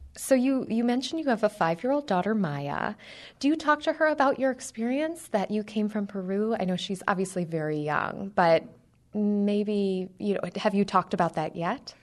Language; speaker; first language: English; native; English